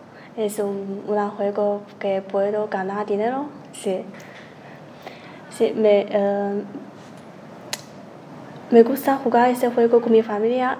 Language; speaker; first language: Spanish; non-native, learner; Chinese